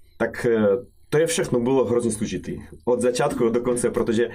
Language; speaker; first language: Czech; non-native, fluent; Russian